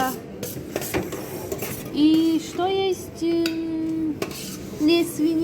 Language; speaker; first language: Russian; non-native, fluent; Tajik